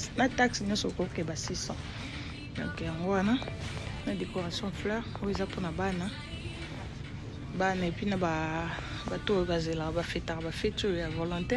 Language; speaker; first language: French; non-native, local second language; Lingala